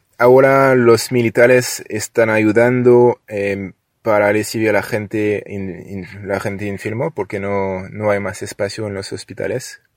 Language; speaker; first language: Spanish; non-native, learner; French